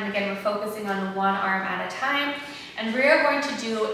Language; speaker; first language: English; native; English